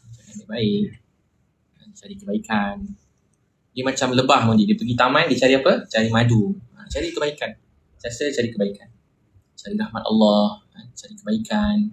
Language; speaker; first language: Malay; native; Malay